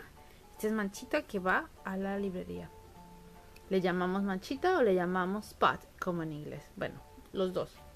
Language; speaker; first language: Spanish; early bilingual, heritage; Spanish